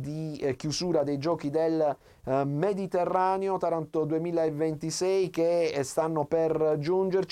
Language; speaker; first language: Italian; native; Italian